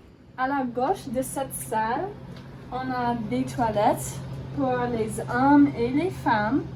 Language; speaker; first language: French; non-native, learner; English